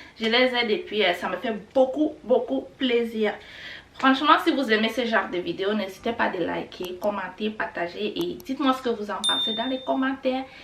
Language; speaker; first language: French; non-native, local second language; Kinyarwanda